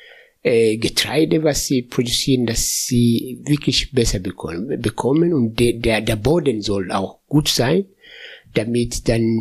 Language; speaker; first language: German; non-native, fluent; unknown